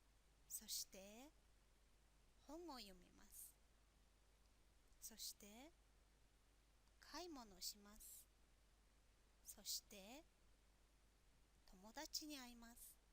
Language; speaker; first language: Japanese; non-native, fluent; Mongolian